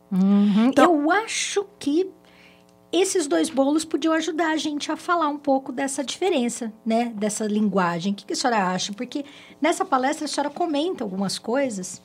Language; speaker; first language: Portuguese; native; Portuguese